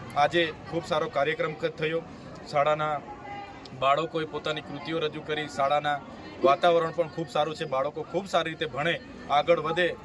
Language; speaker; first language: Gujarati; non-native, local second language; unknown